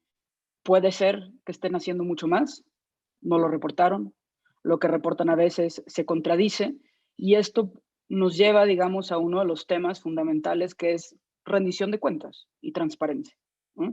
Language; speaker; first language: Spanish; native; Spanish